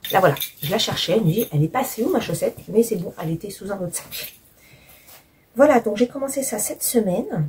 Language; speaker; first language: French; native; French